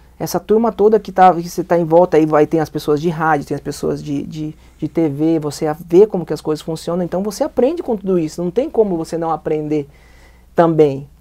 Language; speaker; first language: Portuguese; native; Portuguese